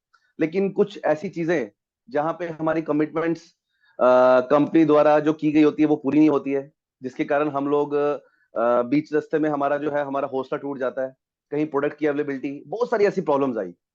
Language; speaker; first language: Hindi; native; Hindi